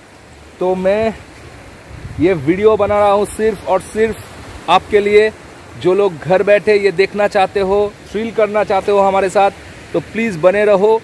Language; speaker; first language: Hindi; non-native, local second language; Bangla